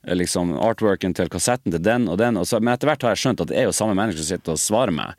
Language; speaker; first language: Norwegian; native; Norwegian